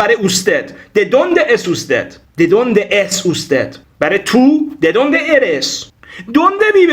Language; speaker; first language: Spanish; non-native, fluent; Persian